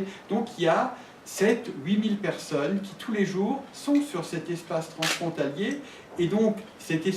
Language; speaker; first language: French; native; French